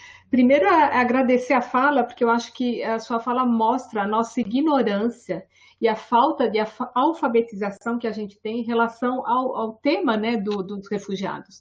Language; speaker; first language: Portuguese; native; Portuguese